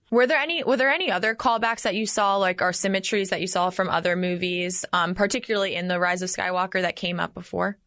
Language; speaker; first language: English; native; English